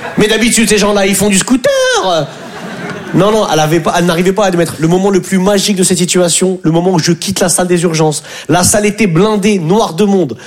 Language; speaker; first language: French; native; French